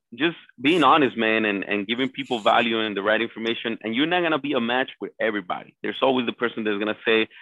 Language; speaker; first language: English; non-native, fluent; Spanish